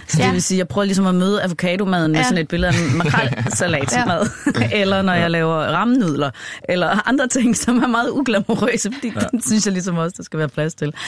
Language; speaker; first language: Danish; native; Danish